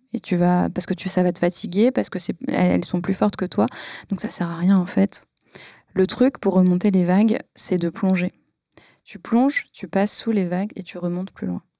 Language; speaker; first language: French; native; French